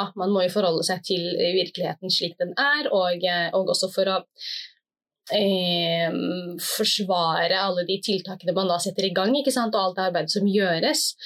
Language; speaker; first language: Norwegian; early bilingual, other home language; Somali